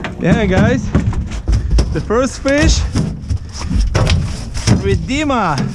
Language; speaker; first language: English; non-native, learner; Ukrainian